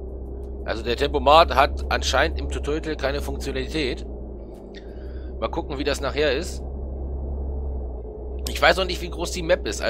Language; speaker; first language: German; native; German